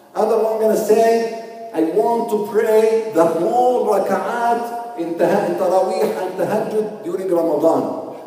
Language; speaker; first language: English; non-native, fluent; Arabic